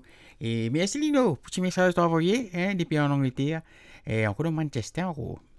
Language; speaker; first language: French; non-native, local second language; Morisyen